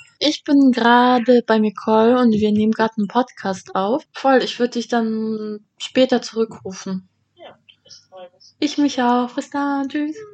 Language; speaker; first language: German; native; German